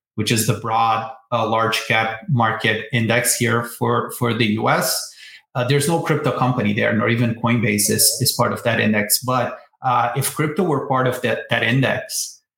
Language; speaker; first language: English; non-native, fluent; Portuguese